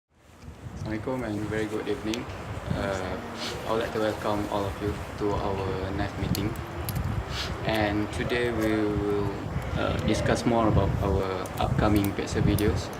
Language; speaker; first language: English; non-native, learner; Malay